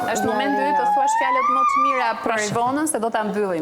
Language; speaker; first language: Albanian; native; Albanian